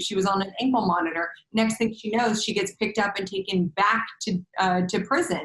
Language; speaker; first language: English; native; English